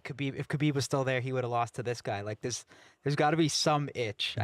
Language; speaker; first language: English; native; English